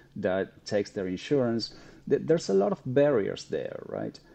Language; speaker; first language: English; non-native, fluent; Spanish